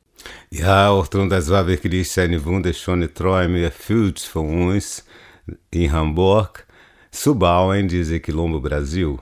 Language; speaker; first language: German; non-native, learner; Portuguese